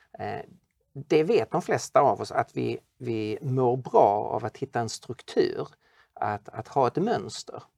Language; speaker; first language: Swedish; native; Swedish